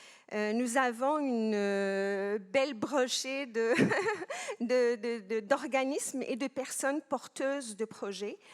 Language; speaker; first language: French; non-native, local second language; Arabic